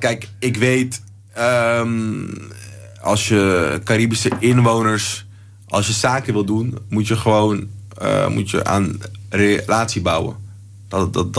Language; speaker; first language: Dutch; native; Dutch